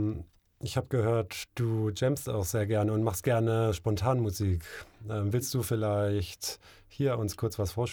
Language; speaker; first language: German; native; German